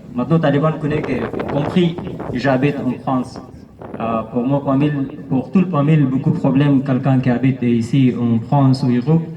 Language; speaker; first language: French; non-native, learner; Persian